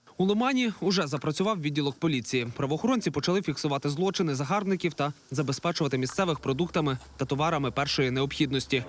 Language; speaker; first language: Ukrainian; native; Ukrainian